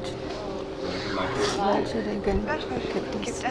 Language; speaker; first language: German; non-native, learner; English